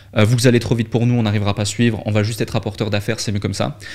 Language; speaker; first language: French; native; French